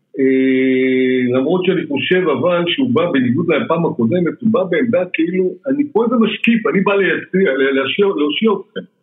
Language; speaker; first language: Hebrew; native; Hebrew